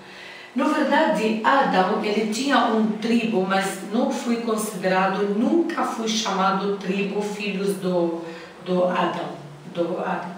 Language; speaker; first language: Portuguese; non-native, learner; Arabic